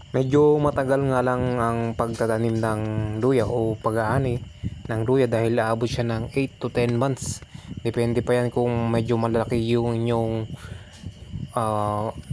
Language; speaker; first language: Filipino; non-native, local second language; Iloko